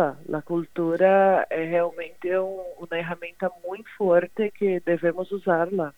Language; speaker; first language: Spanish; non-native, fluent; Portuguese